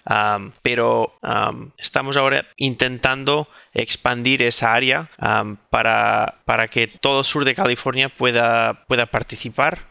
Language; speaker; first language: Spanish; non-native, local second language; Catalan